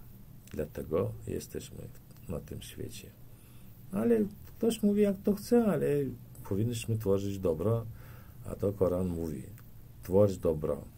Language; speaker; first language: Polish; non-native, learner; Turkmen